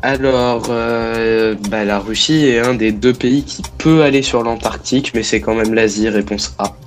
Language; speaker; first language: French; native; French